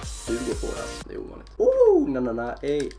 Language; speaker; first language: Swedish; native; Swedish